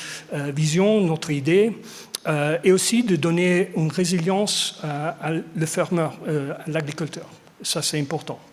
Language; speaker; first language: French; non-native, fluent; English